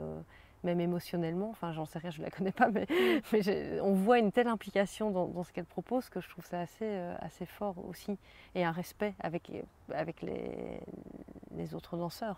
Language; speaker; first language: French; native; French